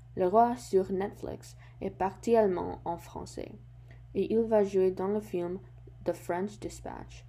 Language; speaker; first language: French; non-native, learner; English